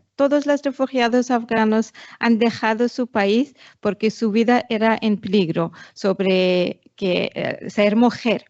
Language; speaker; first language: Spanish; non-native, fluent; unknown